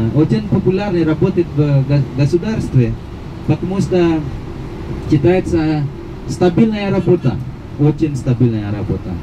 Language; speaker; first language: Russian; non-native, learner; Indonesian